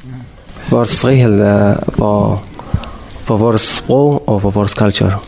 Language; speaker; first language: Danish; non-native, learner; Kurdish